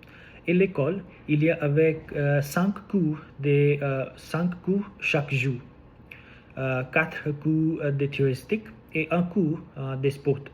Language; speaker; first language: French; non-native, learner; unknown